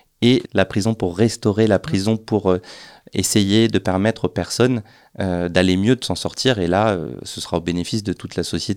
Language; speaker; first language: French; native; French